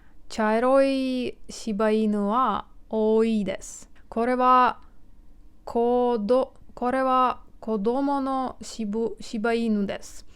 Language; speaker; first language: Japanese; non-native, learner; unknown